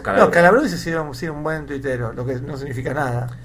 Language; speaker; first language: Spanish; native; Spanish